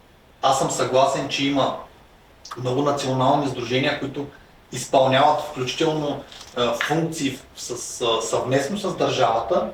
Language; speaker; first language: Bulgarian; native; Bulgarian